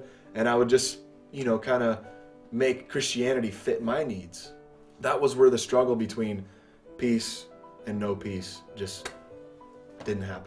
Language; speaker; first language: English; native; English